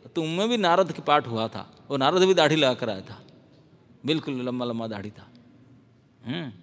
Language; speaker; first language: Hindi; non-native, local second language; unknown